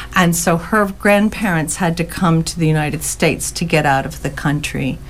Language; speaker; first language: English; native; English